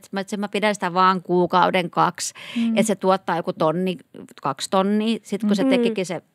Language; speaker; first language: Finnish; native; Finnish